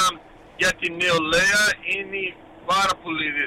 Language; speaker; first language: Greek; early bilingual, heritage; Greek